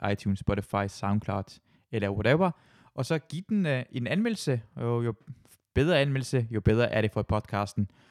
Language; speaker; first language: Danish; early bilingual, other home language; Persian